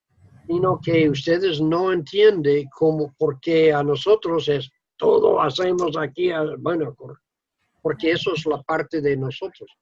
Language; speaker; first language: Spanish; non-native, fluent; English